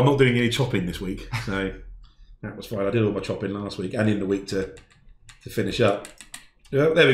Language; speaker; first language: English; native; English